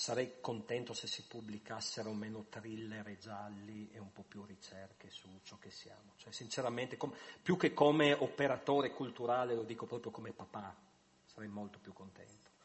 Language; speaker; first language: Italian; native; Italian